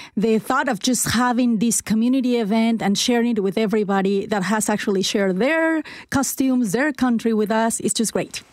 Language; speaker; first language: English; non-native, fluent; Spanish